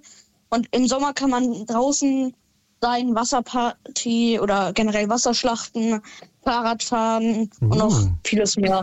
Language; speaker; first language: German; native; German